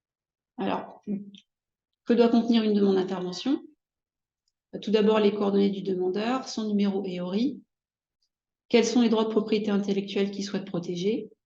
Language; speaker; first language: French; native; French